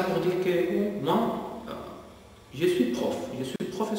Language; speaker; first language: French; non-native, fluent; Spanish